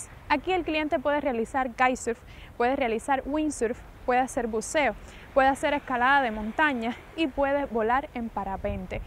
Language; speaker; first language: Spanish; native; Spanish